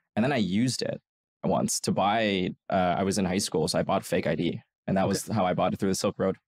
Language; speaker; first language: English; native; English